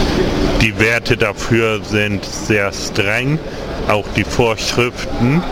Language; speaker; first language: German; native; German